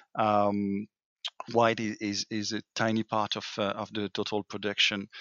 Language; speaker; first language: English; non-native, fluent; French